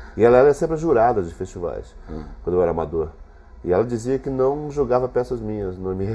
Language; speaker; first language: Portuguese; native; Portuguese